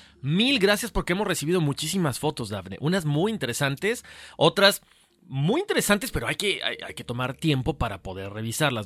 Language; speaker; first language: Spanish; native; Spanish